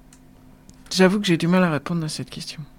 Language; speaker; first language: French; native; French